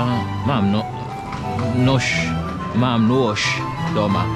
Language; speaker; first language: Slovak; non-native, learner; English